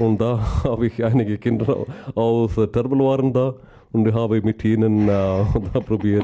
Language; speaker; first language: German; non-native, learner; Malayalam